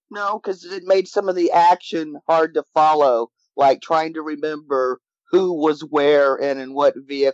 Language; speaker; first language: English; native; English